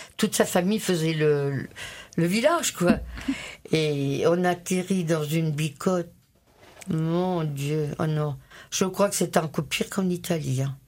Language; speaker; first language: French; early bilingual, other home language; Italian